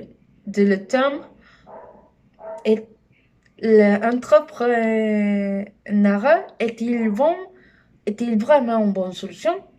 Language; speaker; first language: French; non-native, learner; Spanish